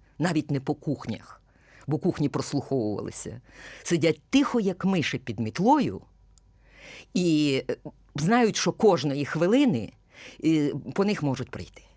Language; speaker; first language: Ukrainian; native; Ukrainian